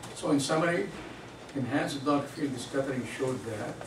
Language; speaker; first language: English; non-native, fluent; Arabic